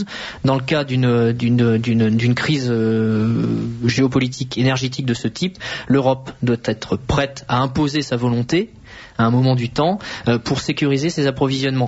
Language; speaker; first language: French; native; French